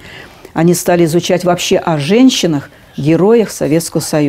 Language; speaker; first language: Russian; native; Russian